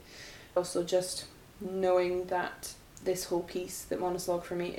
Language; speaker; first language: English; native; English